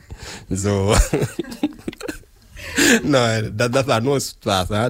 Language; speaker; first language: German; non-native, learner; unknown